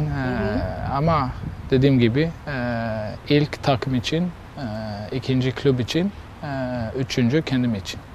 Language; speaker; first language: Turkish; non-native, learner; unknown